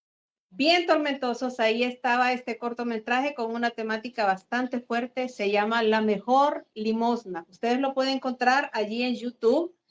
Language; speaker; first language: Spanish; native; Spanish